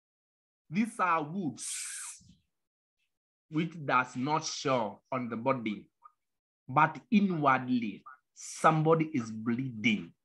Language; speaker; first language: English; non-native, local second language; Kamba